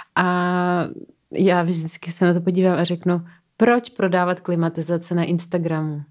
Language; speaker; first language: Czech; native; Czech